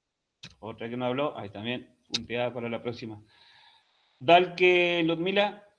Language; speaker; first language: Spanish; native; Spanish